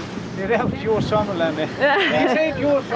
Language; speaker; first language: Danish; native; Danish